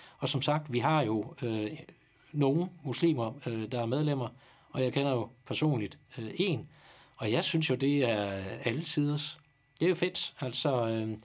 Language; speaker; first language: Danish; native; Danish